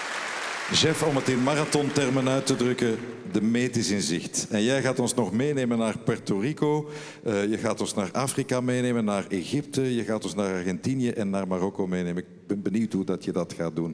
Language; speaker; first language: Dutch; native; Dutch